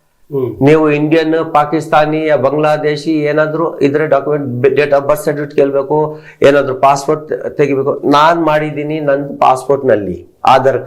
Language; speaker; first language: Kannada; non-native, local second language; Telugu